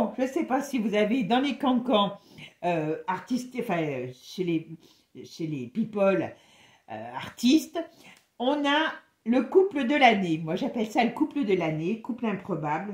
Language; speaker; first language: French; native; French